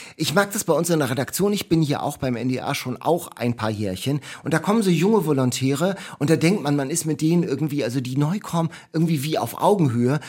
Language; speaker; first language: German; native; German